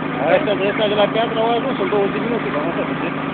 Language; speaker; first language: Romanian; native; Romanian